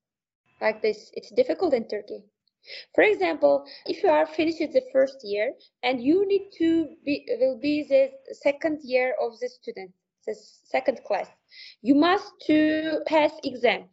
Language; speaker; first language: English; non-native, learner; Uzbek